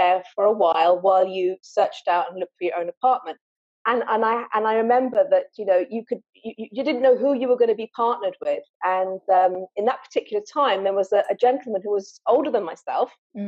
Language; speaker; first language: English; native; English